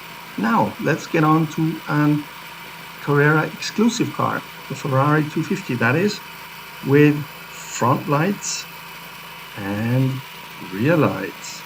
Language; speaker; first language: English; non-native, fluent; German